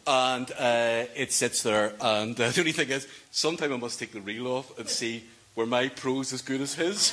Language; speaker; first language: English; native; English